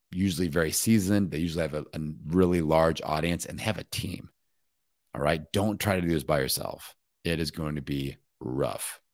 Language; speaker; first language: English; native; English